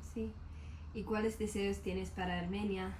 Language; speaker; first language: Spanish; non-native, learner; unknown